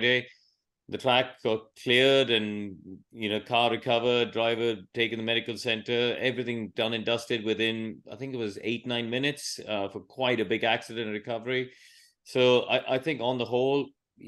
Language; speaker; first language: English; non-native, local second language; Tamil